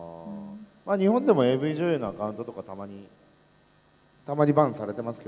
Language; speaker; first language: Japanese; native; Japanese